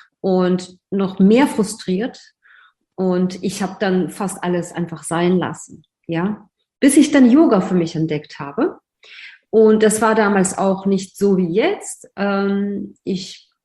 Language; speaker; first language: German; non-native, fluent; Russian